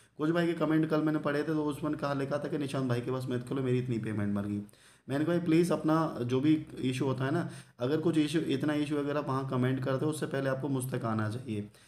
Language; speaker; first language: Hindi; native; Hindi